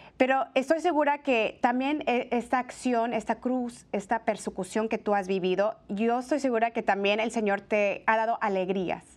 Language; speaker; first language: Spanish; native; Spanish